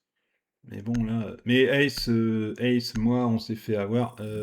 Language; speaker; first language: French; native; French